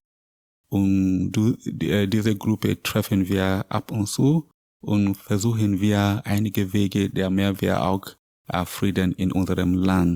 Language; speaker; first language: German; non-native, learner; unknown